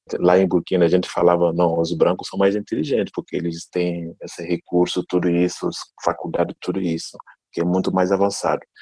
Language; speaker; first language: Portuguese; non-native, fluent; Dyula